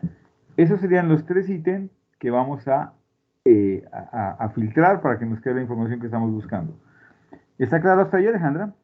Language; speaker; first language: Spanish; native; Spanish